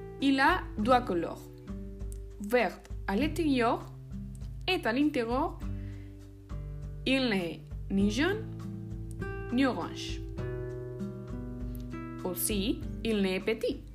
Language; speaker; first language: French; non-native, learner; Spanish